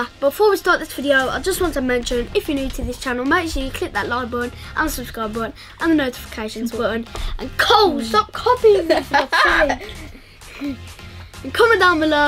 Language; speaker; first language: English; native; English